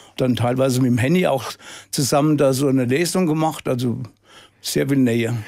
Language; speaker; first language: German; native; German